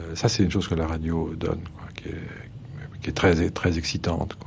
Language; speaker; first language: French; native; French